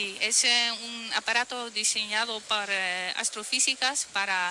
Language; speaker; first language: Spanish; non-native, fluent; Dutch